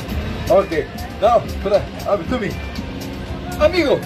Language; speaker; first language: English; non-native, learner; Spanish